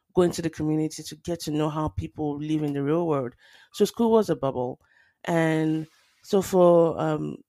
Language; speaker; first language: English; non-native, local second language; Yoruba